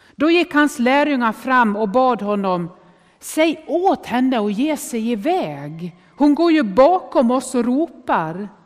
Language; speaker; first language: Swedish; native; Swedish